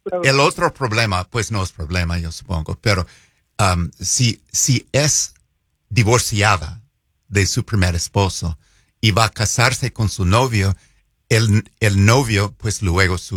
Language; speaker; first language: Spanish; non-native, fluent; English